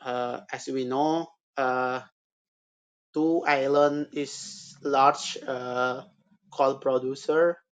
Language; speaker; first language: English; non-native, learner; Indonesian